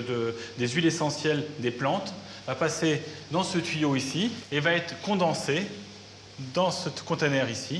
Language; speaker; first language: French; native; French